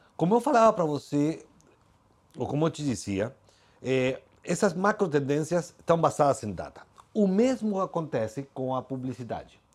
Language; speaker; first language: Portuguese; non-native, fluent; Spanish